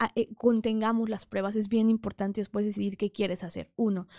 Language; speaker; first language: Spanish; native; Spanish